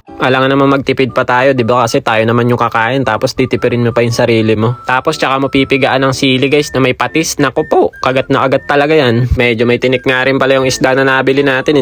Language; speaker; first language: Filipino; native; Filipino